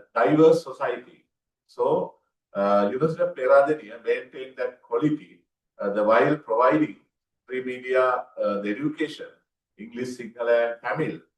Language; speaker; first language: English; non-native, local second language; Sinhala